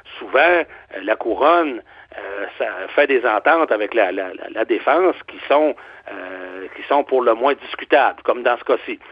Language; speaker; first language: French; native; French